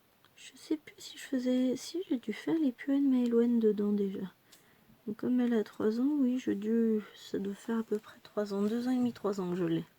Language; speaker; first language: French; native; French